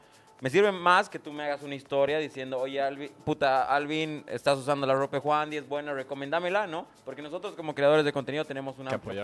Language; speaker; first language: Spanish; native; Spanish